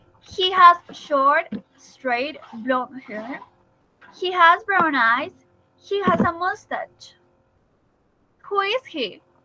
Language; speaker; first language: English; non-native, fluent; Spanish